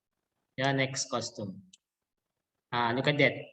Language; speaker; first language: English; non-native, learner; Indonesian